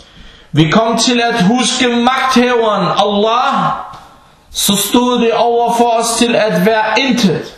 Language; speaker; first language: Danish; early bilingual, other home language; Arabic